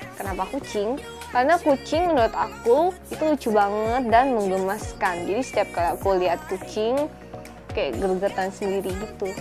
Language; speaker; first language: Indonesian; native; Indonesian